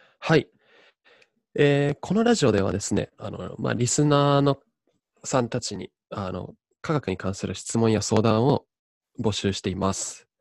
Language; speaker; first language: Japanese; native; Japanese